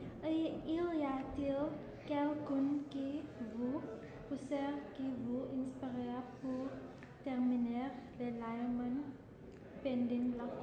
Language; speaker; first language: French; non-native, learner; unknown